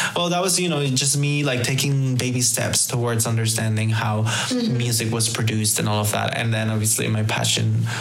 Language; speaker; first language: English; early bilingual, other home language; Spanish